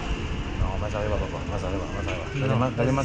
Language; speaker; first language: Spanish; non-native, learner; French